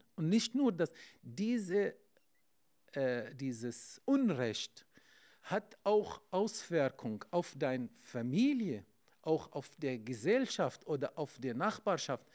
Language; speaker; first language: German; non-native, fluent; Arabic